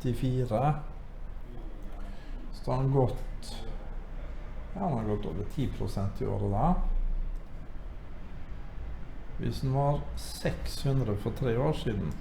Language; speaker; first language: Norwegian; native; Norwegian